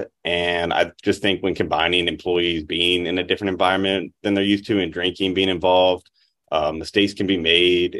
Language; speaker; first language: English; native; English